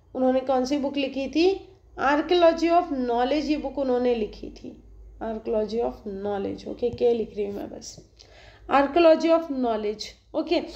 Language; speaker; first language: Hindi; non-native, local second language; Marathi